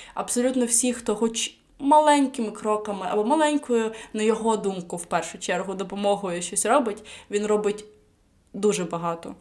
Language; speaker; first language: Ukrainian; non-native, local second language; Russian